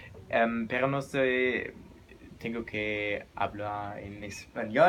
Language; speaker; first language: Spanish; non-native, learner; German